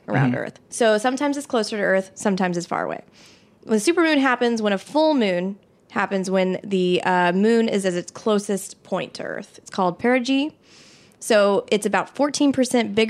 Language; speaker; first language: English; native; English